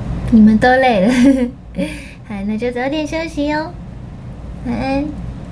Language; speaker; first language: Chinese; non-native, fluent; Japanese